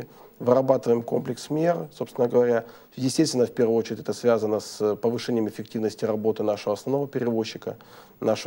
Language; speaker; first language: Russian; native; Russian